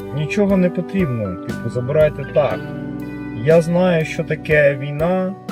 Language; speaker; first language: Ukrainian; native; Ukrainian